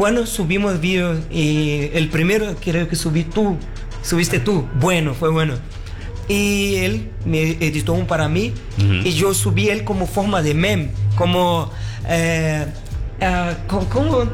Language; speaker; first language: Spanish; non-native, learner; Portuguese